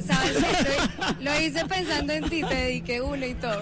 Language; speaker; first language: Spanish; native; Spanish